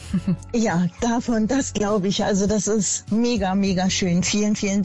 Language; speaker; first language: German; native; German